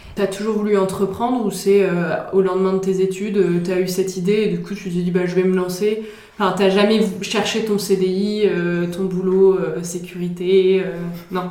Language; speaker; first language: French; native; French